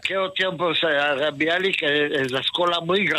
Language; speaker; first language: Spanish; early bilingual, heritage; Ladino